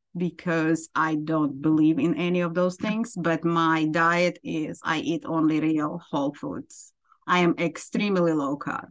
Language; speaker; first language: English; non-native, fluent; Ukrainian